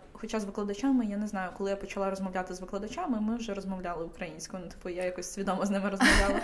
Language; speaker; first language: Ukrainian; non-native, local second language; Russian